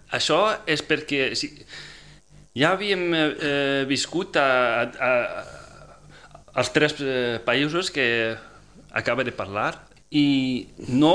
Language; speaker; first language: Catalan; non-native, fluent; Dutch